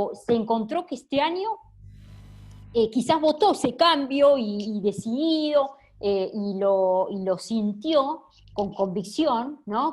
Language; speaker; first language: Spanish; native; Spanish